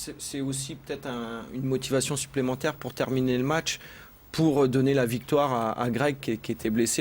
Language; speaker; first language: French; native; French